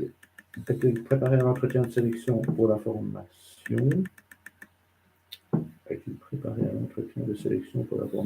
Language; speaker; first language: French; native; French